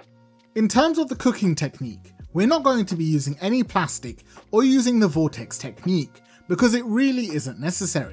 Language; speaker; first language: English; native; English